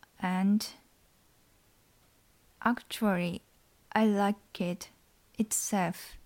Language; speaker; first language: English; non-native, learner; Japanese